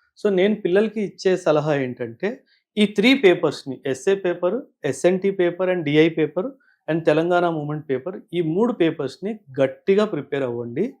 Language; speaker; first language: Telugu; non-native, local second language; Punjabi